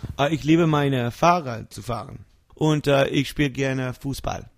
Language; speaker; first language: German; non-native, learner; English